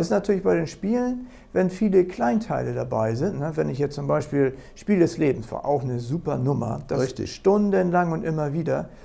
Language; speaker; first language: German; native; German